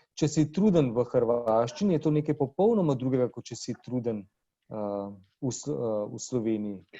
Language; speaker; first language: Slovenian; native; Slovenian